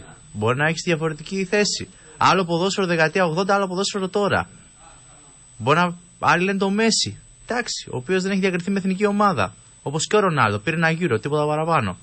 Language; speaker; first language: Greek; native; Greek